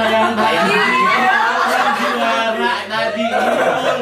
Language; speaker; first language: Indonesian; native; Indonesian